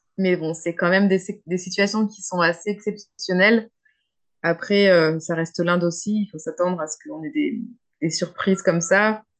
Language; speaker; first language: French; native; French